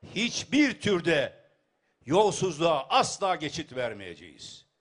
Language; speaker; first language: Turkish; native; Turkish